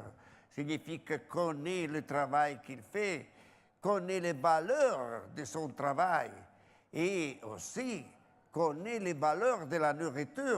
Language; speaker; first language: French; non-native, fluent; Italian